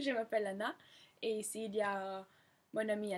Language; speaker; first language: French; non-native, fluent; Italian